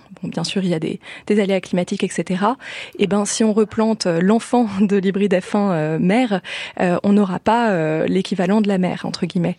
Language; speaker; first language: French; native; French